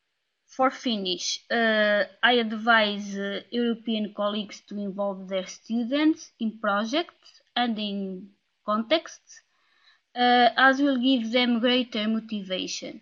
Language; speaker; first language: English; non-native, learner; Portuguese